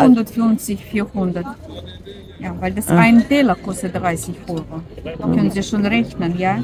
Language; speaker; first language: German; non-native, fluent; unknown